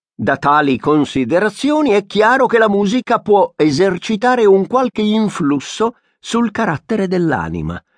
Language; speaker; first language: Italian; native; Italian